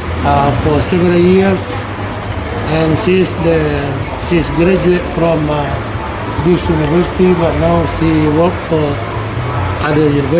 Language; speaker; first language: English; non-native, learner; Indonesian